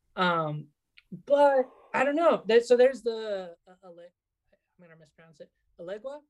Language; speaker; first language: English; early bilingual, other home language; Spanish